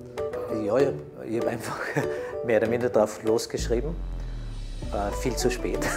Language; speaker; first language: German; native; German